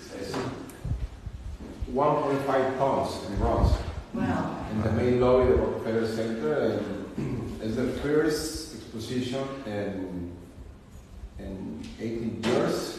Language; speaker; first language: English; non-native, learner; Spanish